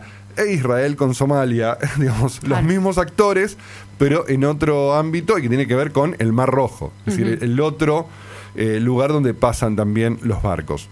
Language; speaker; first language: Spanish; native; Spanish